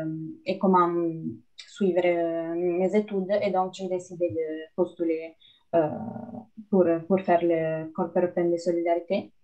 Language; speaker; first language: French; non-native, fluent; Italian